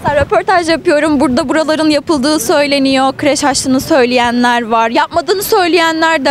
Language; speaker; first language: Turkish; native; Turkish